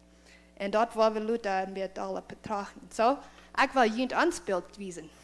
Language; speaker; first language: German; non-native, learner; Plautdietsch